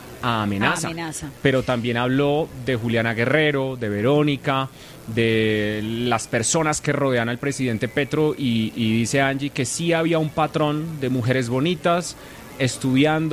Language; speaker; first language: Spanish; native; Spanish